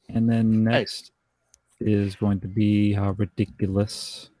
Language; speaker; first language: English; native; English